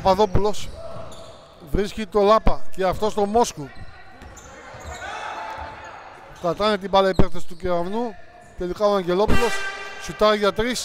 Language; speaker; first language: Greek; native; Greek